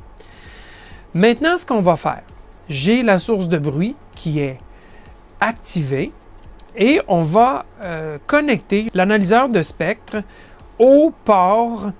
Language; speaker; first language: French; native; French